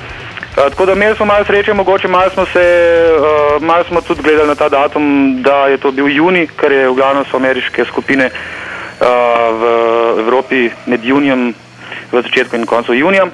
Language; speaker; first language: Slovenian; native; Slovenian